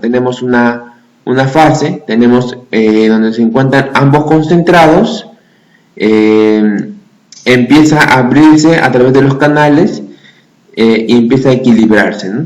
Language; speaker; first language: Spanish; native; Spanish